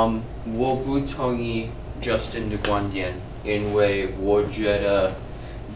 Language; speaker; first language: Chinese; non-native, learner; English